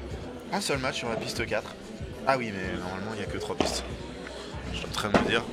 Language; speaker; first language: French; native; French